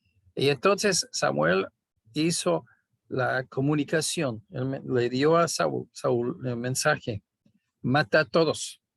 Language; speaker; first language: Spanish; non-native, fluent; English